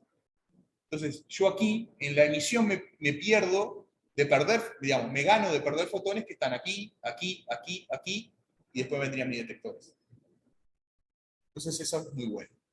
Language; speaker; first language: Spanish; native; Spanish